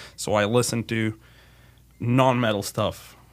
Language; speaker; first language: English; non-native, fluent; Slovak